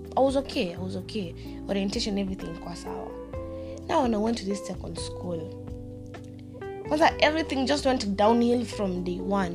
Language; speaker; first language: English; non-native, local second language; Swahili